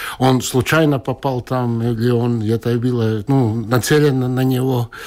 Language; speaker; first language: Russian; non-native, local second language; Latvian